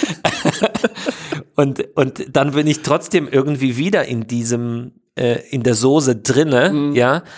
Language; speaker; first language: German; non-native, fluent; Polish